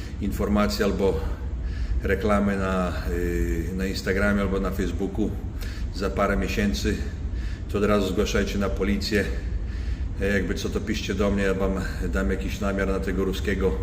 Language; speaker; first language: Polish; native; Polish